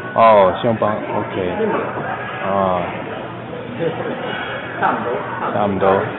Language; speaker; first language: Cantonese; non-native, learner; English